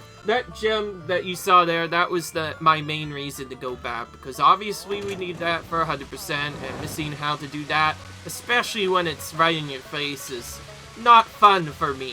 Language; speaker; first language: English; native; English